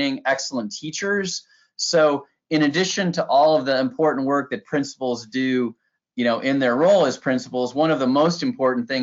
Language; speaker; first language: English; native; English